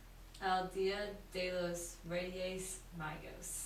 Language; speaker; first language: Spanish; non-native, learner; English